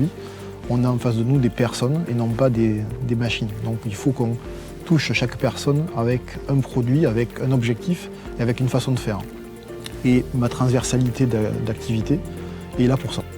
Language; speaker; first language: French; native; French